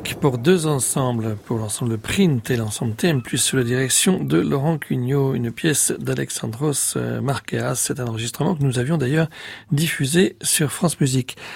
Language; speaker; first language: French; native; French